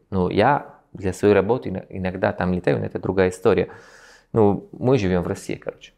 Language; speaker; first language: Russian; non-native, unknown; Italian